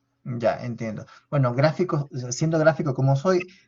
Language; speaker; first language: Spanish; native; Spanish